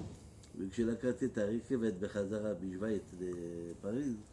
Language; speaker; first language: Hebrew; non-native, fluent; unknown